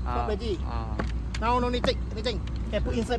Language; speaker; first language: English; non-native, local second language; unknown